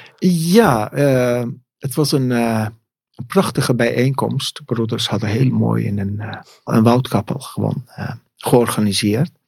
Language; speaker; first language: Dutch; non-native, fluent; Persian